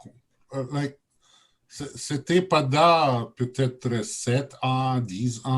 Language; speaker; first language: French; non-native, learner; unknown